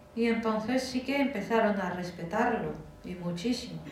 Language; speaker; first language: Spanish; non-native, fluent; Russian